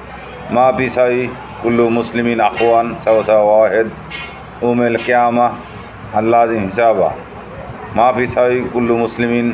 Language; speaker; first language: Arabic; non-native, learner; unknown